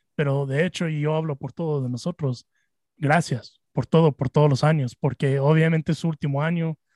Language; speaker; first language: Spanish; early bilingual, heritage; Spanish